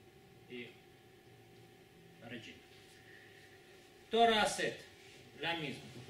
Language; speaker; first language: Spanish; non-native, fluent; Russian